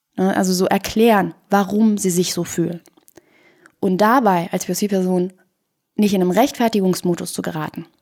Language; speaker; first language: German; early bilingual, other home language; Persian